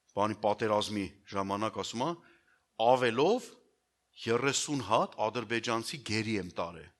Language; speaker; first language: Armenian; native; Armenian